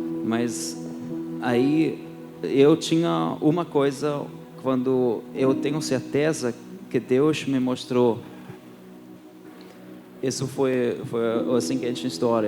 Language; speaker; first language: Portuguese; early bilingual, heritage; Portuguese